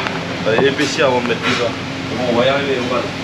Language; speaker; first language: French; native; French